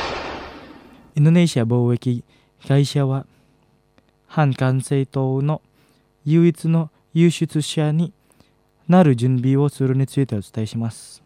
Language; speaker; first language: Japanese; non-native, fluent; Indonesian